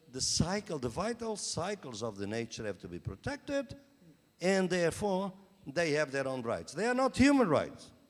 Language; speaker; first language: English; non-native, fluent; Portuguese